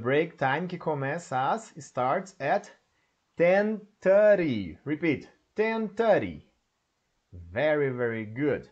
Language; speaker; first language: English; non-native, learner; Portuguese